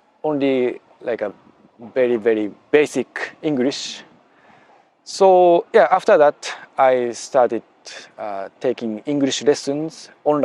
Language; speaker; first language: English; non-native, fluent; Japanese